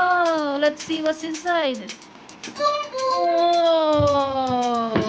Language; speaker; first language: English; non-native, local second language; Filipino